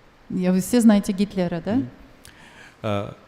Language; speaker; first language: Russian; native; Russian